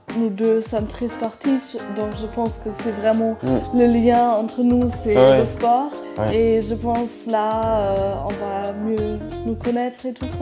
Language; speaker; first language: French; non-native, fluent; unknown